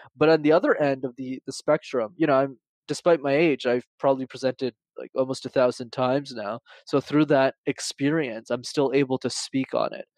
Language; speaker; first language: English; native; English